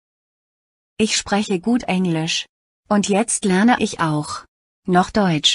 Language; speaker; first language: German; non-native, learner; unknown